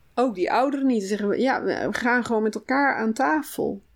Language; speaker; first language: Dutch; native; Dutch